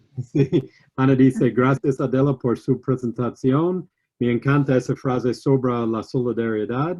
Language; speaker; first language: Spanish; non-native, learner; English